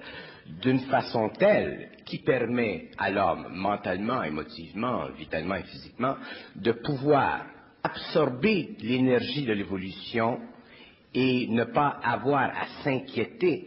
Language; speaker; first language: French; native; French